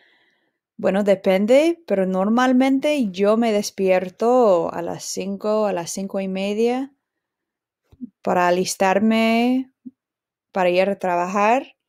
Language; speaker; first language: Spanish; non-native, fluent; English